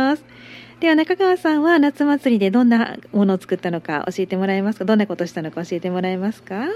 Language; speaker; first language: Japanese; native; Japanese